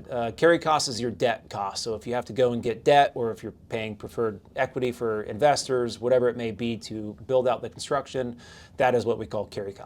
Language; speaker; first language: English; native; English